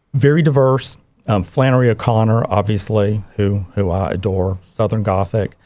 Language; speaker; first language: English; native; English